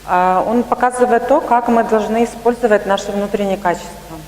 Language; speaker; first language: Russian; native; Russian